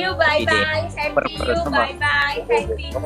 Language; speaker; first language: English; non-native, learner; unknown